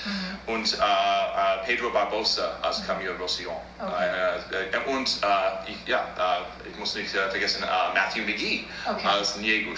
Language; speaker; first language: German; non-native, fluent; English